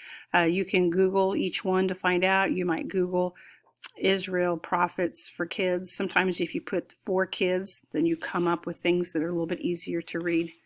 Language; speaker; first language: English; native; English